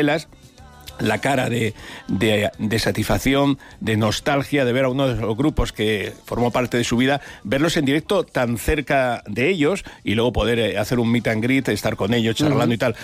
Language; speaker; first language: Spanish; native; Spanish